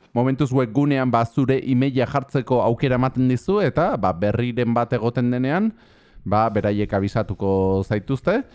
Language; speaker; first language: Basque; native; Basque